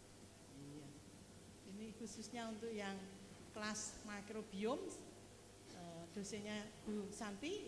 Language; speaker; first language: Indonesian; native; Indonesian